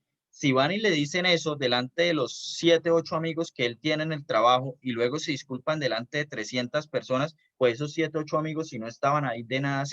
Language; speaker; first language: Spanish; native; Spanish